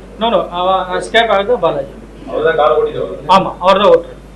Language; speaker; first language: Tamil; non-native, local second language; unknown